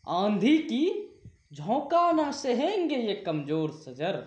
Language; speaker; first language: Hindi; native; Hindi